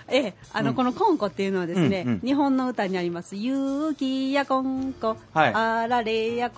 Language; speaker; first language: Japanese; native; Japanese